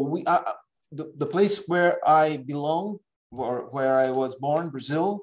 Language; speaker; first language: English; non-native, fluent; Portuguese